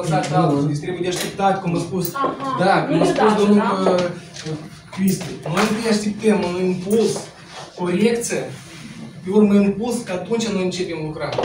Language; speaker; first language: Romanian; non-native, local second language; Russian